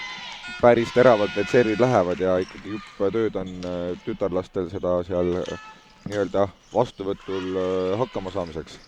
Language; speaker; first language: Estonian; native; Estonian